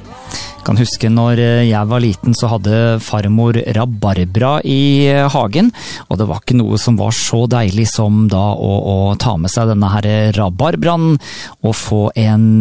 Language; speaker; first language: Norwegian; native; Norwegian